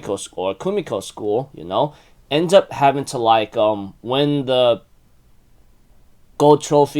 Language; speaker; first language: English; native; English